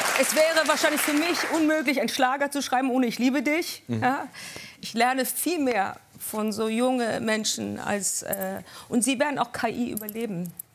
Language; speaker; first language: German; early bilingual, other home language; Basque